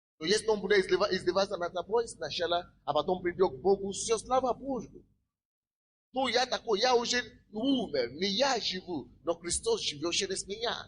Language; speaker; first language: Russian; non-native, fluent; Yoruba